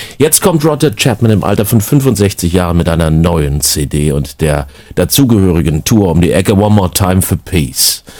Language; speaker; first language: German; native; German